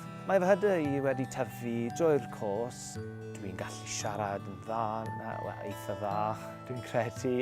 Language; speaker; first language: Welsh; non-native, local second language; English